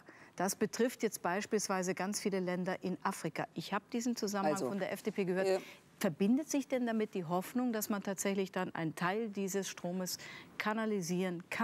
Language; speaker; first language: German; native; German